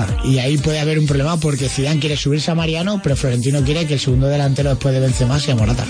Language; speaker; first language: Spanish; native; Spanish